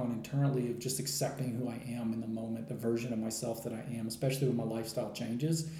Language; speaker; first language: English; native; English